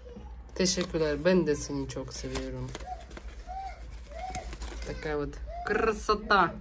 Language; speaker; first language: Russian; native; Russian